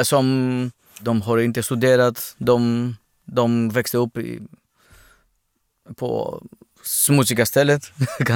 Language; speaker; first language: Swedish; non-native, fluent; Greek